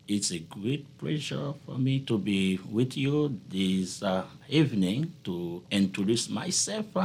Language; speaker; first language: English; non-native, fluent; Haitian Creole